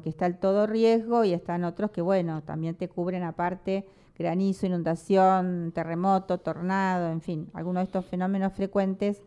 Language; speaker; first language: Spanish; native; Spanish